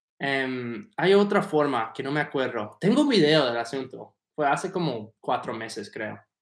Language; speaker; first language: Spanish; non-native, fluent; English